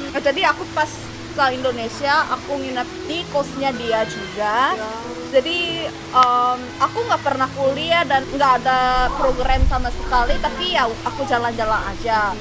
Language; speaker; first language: Indonesian; non-native, fluent; Korean